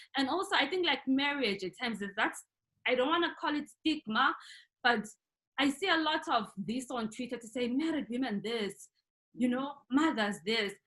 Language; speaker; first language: English; non-native, local second language; North Ndebele